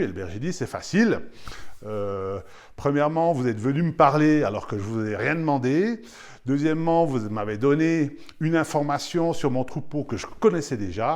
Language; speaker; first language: French; native; French